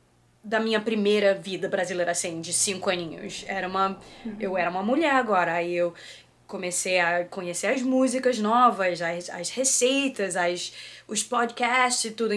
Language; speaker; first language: Portuguese; early bilingual, heritage; Portuguese